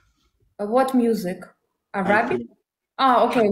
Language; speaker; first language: English; non-native, learner; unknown